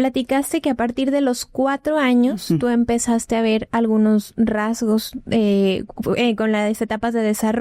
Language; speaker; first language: Spanish; native; Spanish